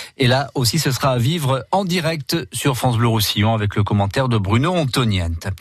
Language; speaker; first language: French; native; French